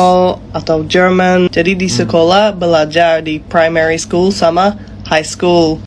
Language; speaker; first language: Indonesian; non-native, fluent; English